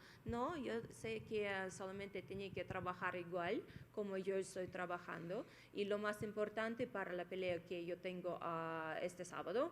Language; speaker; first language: Spanish; non-native, fluent; Russian